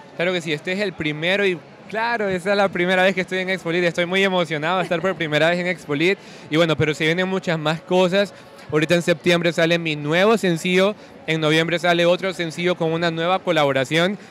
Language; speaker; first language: Spanish; native; Spanish